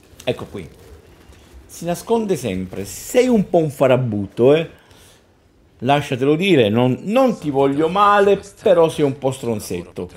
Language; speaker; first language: Italian; native; Italian